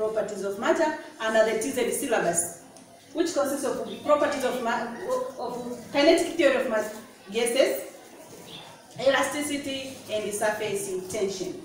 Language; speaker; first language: English; non-native, local second language; Swahili